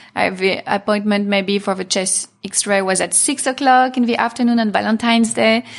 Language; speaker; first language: English; non-native, fluent; French